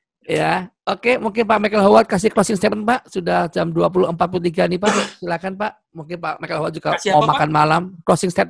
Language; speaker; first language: Indonesian; native; Indonesian